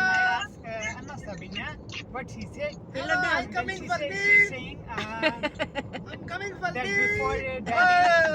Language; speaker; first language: English; non-native, learner; Hiligaynon